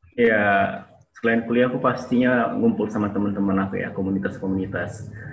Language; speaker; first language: Indonesian; native; Indonesian